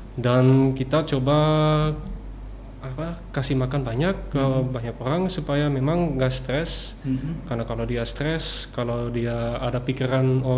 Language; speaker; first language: Indonesian; early bilingual, other home language; English